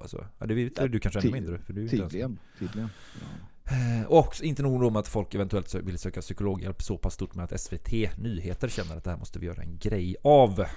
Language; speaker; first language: Swedish; native; Swedish